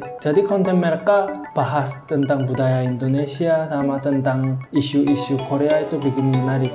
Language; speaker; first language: Indonesian; non-native, fluent; Korean